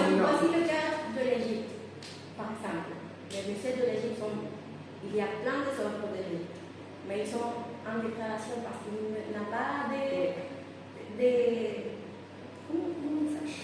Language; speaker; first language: French; non-native, fluent; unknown